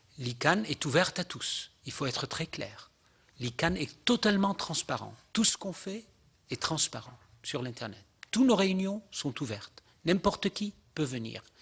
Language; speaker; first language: French; non-native, local second language; Arabic